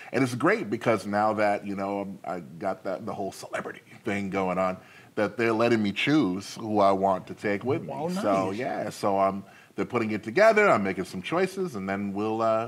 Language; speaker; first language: English; native; English